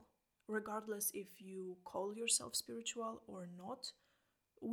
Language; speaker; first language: English; non-native, fluent; Polish